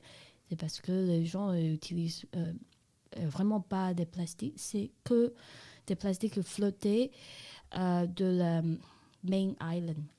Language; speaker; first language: French; non-native, learner; Chinese